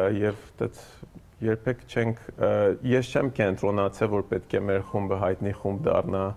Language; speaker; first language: Armenian; early bilingual, heritage; Armenian